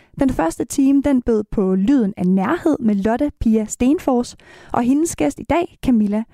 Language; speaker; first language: Danish; native; Danish